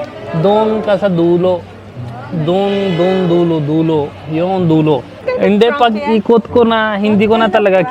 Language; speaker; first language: Filipino; non-native, learner; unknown